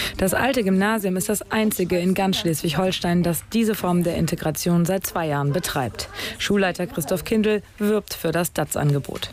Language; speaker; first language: German; native; German